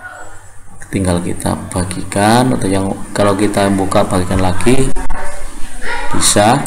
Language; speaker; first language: Indonesian; native; Indonesian